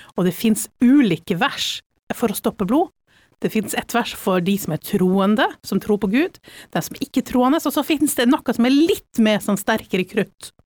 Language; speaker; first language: Norwegian; native; Norwegian